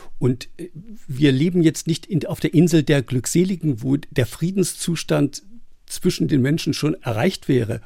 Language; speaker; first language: German; native; German